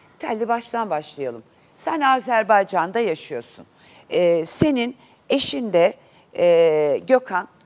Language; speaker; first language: Turkish; native; Turkish